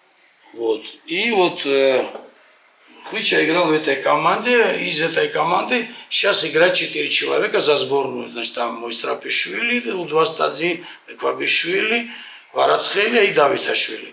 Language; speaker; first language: Russian; non-native, fluent; Georgian